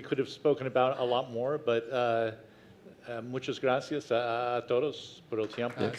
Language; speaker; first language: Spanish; non-native, fluent; Portuguese